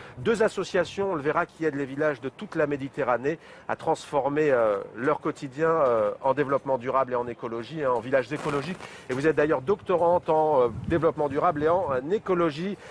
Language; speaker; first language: French; native; French